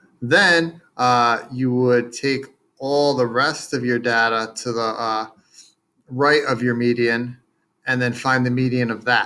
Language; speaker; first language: English; native; English